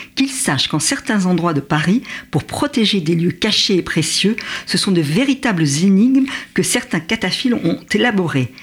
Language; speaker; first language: French; native; French